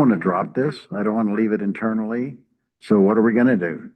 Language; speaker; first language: English; native; English